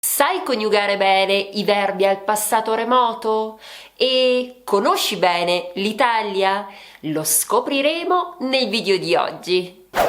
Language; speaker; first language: Italian; native; Italian